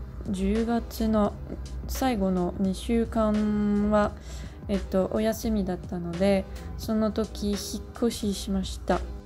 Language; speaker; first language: Japanese; non-native, learner; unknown